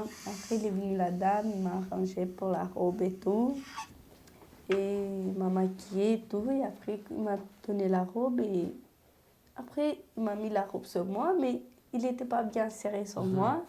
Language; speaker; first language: French; non-native, learner; Romanian